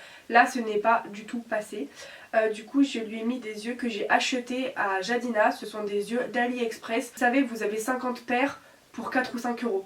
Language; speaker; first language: French; native; French